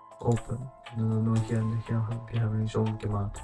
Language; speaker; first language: German; non-native, learner; Japanese